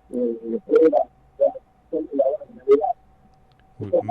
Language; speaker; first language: Spanish; native; Spanish